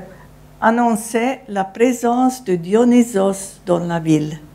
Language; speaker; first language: French; non-native, fluent; Italian